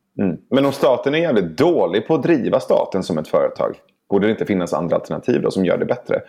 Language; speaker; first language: Swedish; early bilingual, other home language; Persian